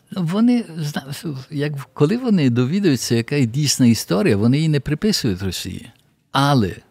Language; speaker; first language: Ukrainian; early bilingual, heritage; Ukrainian